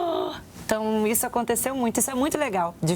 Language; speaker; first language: Portuguese; native; Portuguese